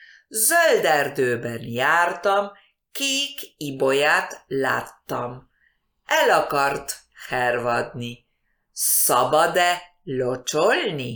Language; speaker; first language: Hungarian; early bilingual, heritage; Hungarian